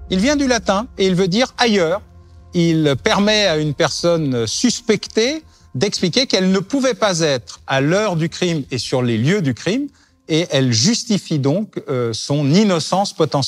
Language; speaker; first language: French; native; French